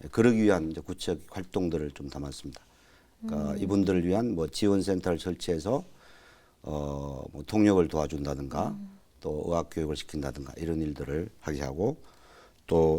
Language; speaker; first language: Korean; native; Korean